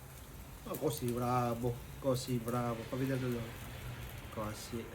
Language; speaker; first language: Italian; non-native, fluent; Filipino